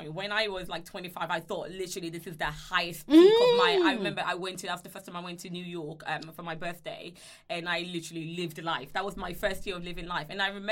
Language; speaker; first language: English; non-native, local second language; Yoruba